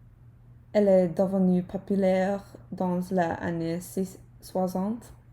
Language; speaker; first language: French; non-native, learner; English